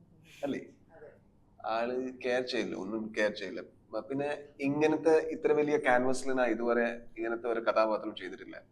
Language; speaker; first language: Malayalam; non-native, learner; Kannada